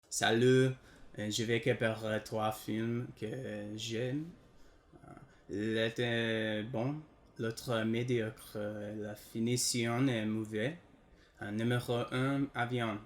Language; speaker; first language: French; non-native, learner; English